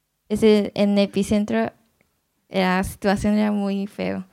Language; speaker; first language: Spanish; non-native, learner; Japanese